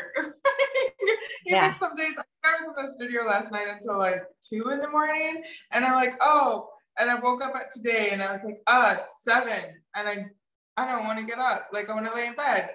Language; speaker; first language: English; native; English